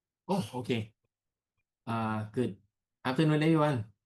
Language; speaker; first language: English; non-native, learner; Thai